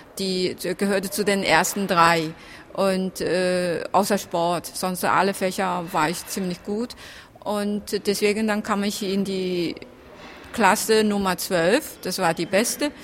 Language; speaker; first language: German; non-native, fluent; Chinese